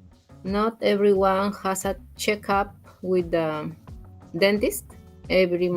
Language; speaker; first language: English; non-native, learner; Spanish